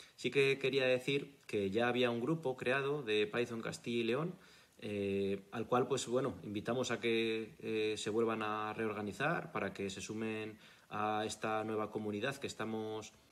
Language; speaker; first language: Spanish; native; Spanish